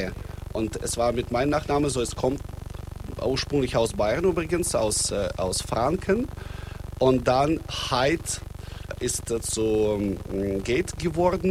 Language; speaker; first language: German; non-native, fluent; Russian